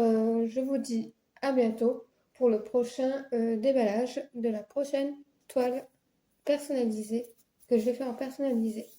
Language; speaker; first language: French; native; French